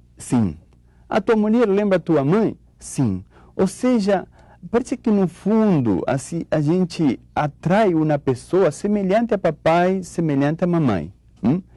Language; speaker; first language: Portuguese; non-native, fluent; Spanish